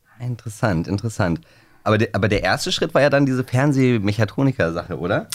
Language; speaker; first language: German; native; German